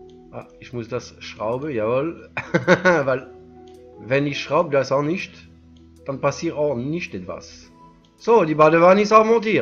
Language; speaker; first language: German; non-native, learner; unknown